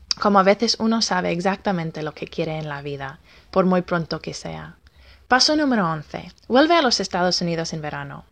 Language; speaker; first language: Spanish; non-native, fluent; English